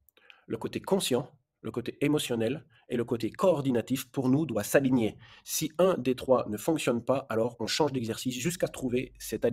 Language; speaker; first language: French; native; French